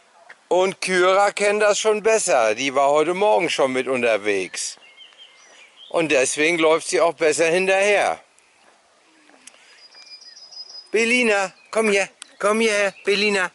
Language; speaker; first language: German; native; German